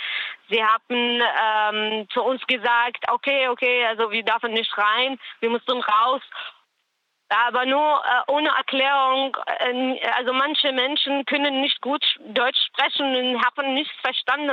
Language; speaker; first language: German; non-native, learner; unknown